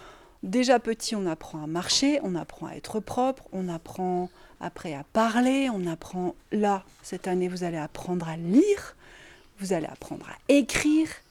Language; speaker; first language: French; native; French